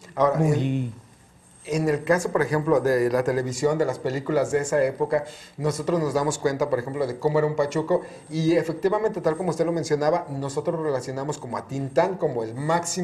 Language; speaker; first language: Spanish; native; Spanish